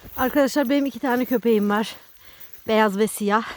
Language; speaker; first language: Turkish; native; Turkish